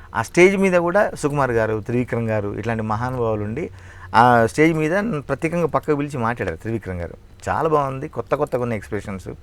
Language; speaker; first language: Telugu; native; Telugu